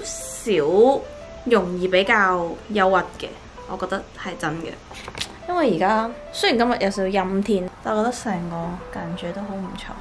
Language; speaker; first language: Cantonese; native; Cantonese